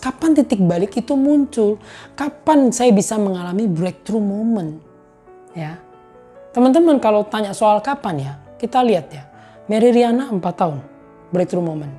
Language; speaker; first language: Indonesian; native; Indonesian